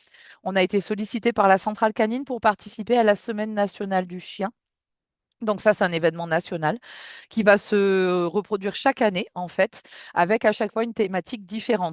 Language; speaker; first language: French; native; French